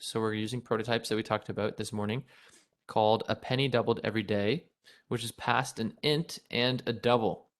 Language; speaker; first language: English; native; English